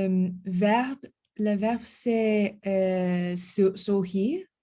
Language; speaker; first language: French; non-native, learner; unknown